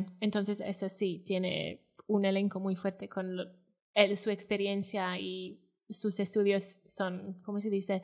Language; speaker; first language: Spanish; non-native, fluent; Welsh